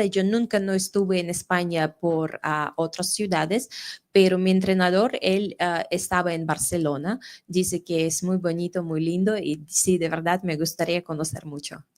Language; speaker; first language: Spanish; non-native, fluent; Russian